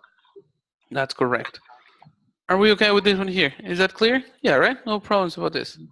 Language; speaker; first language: English; non-native, fluent; Spanish